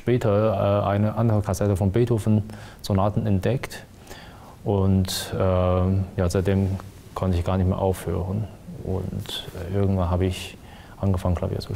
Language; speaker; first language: German; non-native, fluent; Chinese